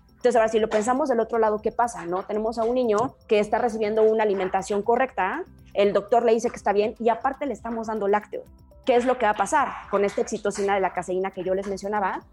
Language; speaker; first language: Spanish; native; Spanish